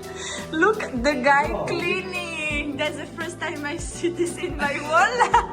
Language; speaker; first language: English; non-native, learner; French